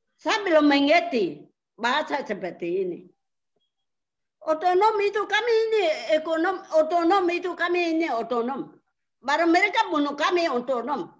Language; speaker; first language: Indonesian; non-native, local second language; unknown